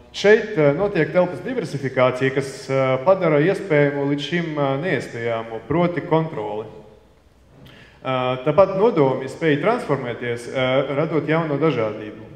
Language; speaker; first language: Latvian; non-native, local second language; Russian